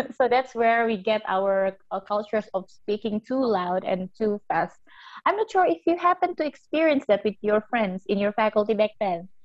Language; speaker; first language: English; non-native, fluent; Indonesian